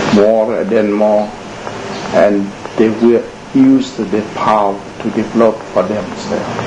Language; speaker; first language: English; non-native, learner; Vietnamese